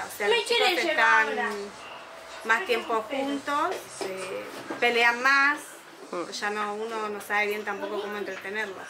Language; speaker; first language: Spanish; native; Spanish